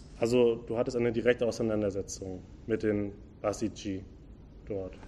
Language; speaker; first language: German; native; German